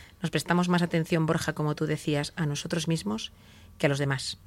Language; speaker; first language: Spanish; native; Spanish